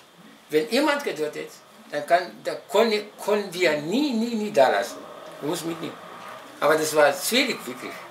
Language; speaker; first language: German; non-native, local second language; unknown